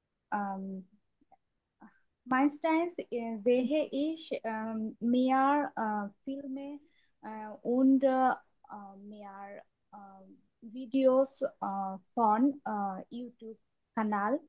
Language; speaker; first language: German; non-native, learner; Bangla